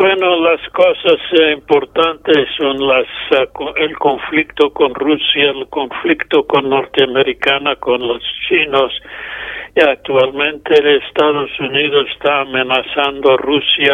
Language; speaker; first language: Spanish; non-native, fluent; English